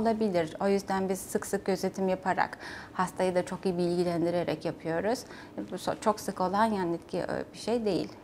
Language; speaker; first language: Turkish; non-native, fluent; Mongolian